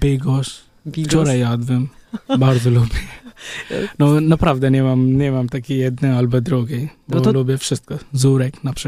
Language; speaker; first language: Polish; non-native, learner; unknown